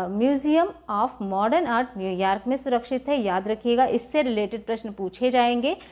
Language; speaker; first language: Hindi; native; Hindi